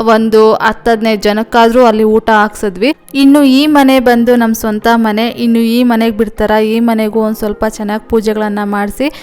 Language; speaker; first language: Kannada; non-native, local second language; Telugu